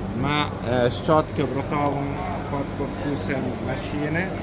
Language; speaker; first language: Polish; non-native, learner; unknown